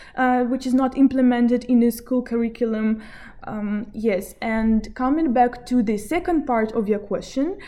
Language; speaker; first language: English; non-native, fluent; Belarusian